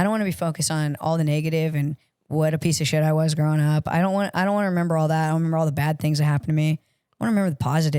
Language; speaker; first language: English; native; English